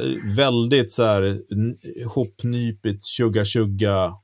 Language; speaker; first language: Swedish; native; Swedish